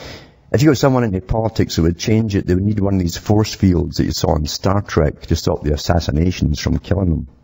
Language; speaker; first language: English; native; English